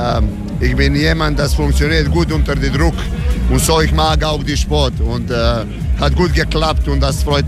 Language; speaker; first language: German; non-native, learner; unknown